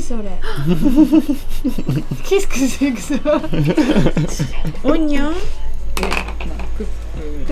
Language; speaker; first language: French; non-native, learner; Japanese